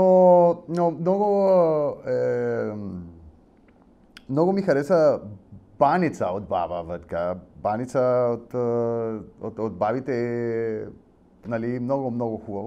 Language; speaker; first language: Bulgarian; non-native, learner; Spanish